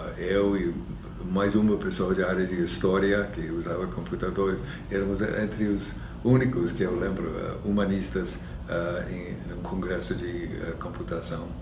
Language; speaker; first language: Portuguese; non-native, fluent; English